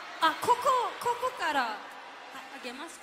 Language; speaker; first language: Japanese; non-native, learner; Korean